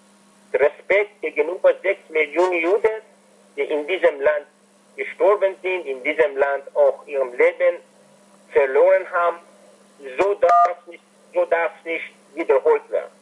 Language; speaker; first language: German; non-native, fluent; Persian